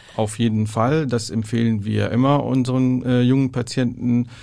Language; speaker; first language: German; non-native, fluent; Arabic